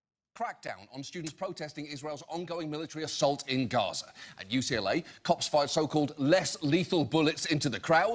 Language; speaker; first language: English; native; English